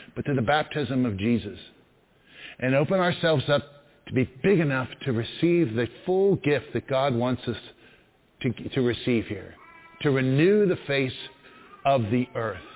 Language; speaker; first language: English; native; English